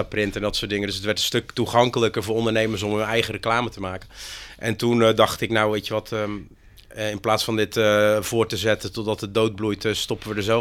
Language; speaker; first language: Dutch; native; Dutch